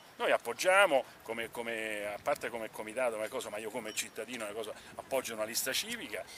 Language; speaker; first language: Italian; native; Italian